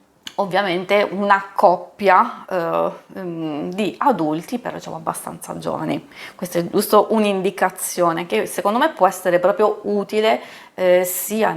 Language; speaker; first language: Italian; native; Italian